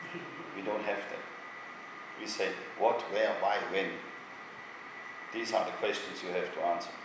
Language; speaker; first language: English; non-native, fluent; German